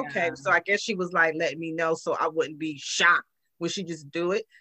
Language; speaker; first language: English; native; English